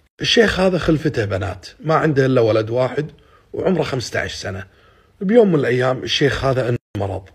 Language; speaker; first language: Arabic; native; Arabic